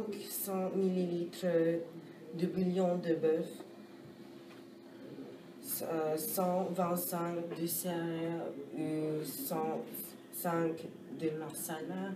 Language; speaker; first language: French; non-native, learner; English